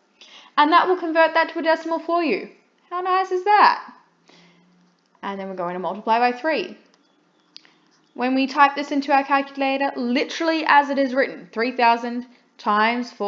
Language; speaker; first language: English; native; English